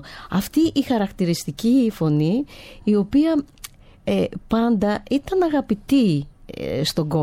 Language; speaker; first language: Greek; native; Greek